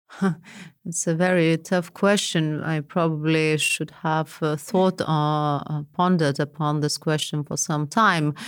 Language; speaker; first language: English; non-native, fluent; Lithuanian